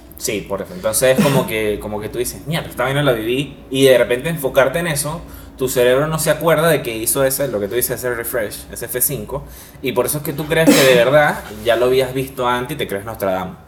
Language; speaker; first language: Spanish; native; Spanish